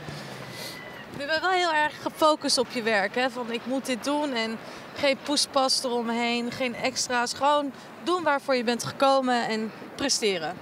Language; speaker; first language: Dutch; native; Dutch